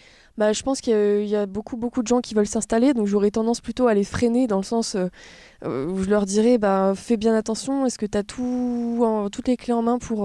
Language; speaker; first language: French; native; French